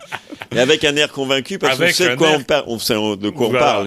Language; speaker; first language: French; native; French